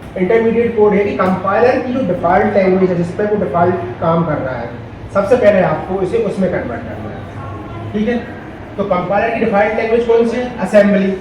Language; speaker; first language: Hindi; native; Hindi